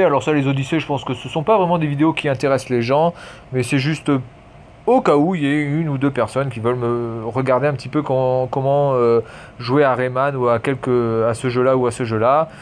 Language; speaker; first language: French; native; French